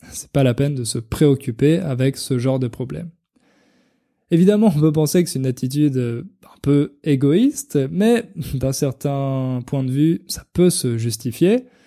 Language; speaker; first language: French; native; French